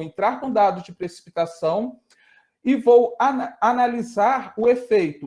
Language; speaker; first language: Portuguese; native; Portuguese